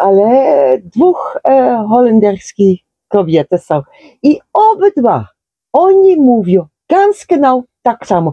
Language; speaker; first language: Polish; non-native, learner; Dutch